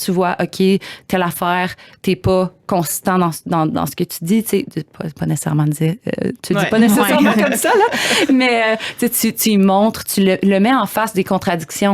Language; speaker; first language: French; native; French